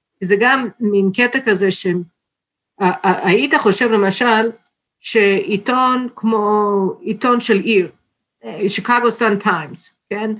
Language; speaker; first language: Hebrew; non-native, fluent; English